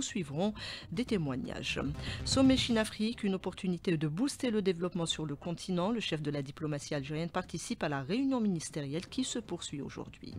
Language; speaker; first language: French; non-native, local second language; Arabic